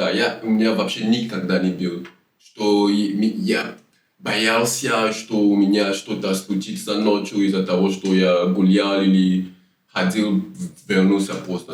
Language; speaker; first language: Russian; non-native, learner; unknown